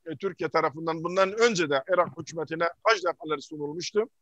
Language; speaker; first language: Turkish; early bilingual, heritage; Arabic